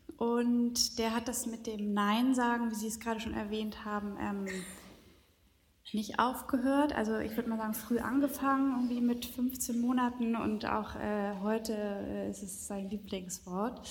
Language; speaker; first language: German; native; German